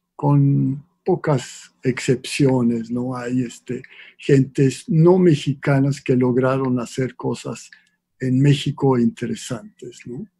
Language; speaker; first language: Spanish; non-native, fluent; Swiss German